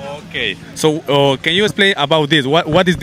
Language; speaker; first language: English; non-native, learner; Spanish